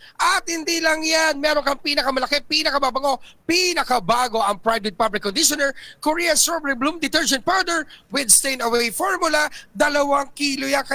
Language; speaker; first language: Filipino; native; Filipino